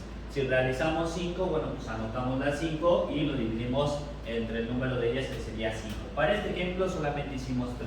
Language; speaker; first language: Spanish; native; Spanish